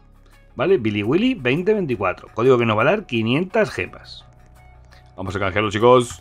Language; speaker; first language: Spanish; native; Spanish